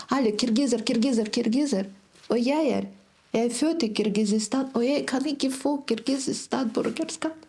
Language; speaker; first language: Norwegian; non-native, learner; Russian